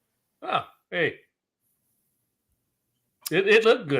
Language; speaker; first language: English; native; English